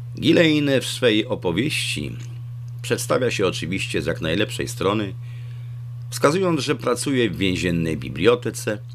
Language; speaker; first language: Polish; native; Polish